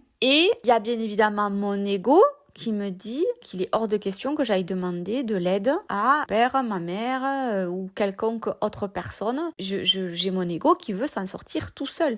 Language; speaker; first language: French; native; French